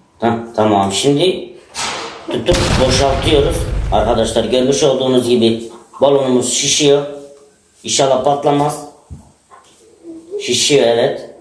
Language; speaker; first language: Turkish; native; Turkish